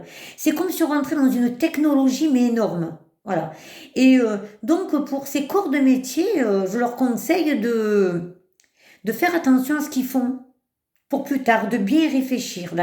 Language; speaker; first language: French; native; French